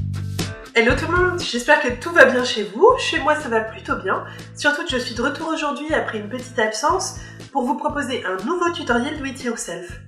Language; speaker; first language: French; native; French